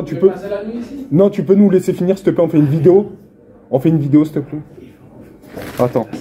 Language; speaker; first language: French; native; French